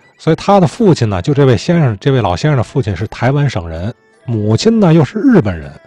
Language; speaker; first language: Chinese; native; Chinese